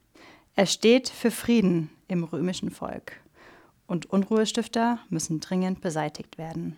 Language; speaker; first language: German; native; German